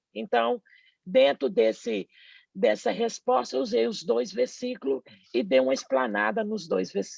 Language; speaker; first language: Portuguese; native; Portuguese